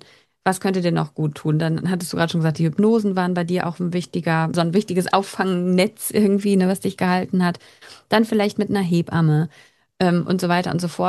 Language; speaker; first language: German; native; German